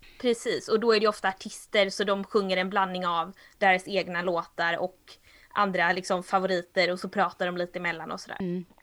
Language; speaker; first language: Swedish; native; Swedish